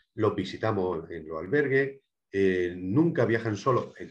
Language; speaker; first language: Spanish; native; Spanish